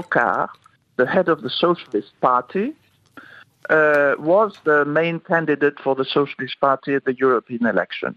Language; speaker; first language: English; non-native, fluent; French